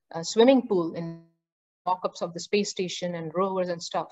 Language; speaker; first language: English; non-native, local second language; Marathi